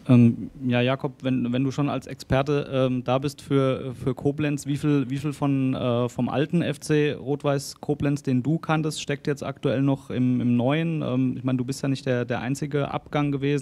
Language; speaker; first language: German; native; German